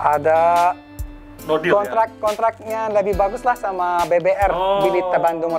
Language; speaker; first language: Indonesian; non-native, fluent; Arabic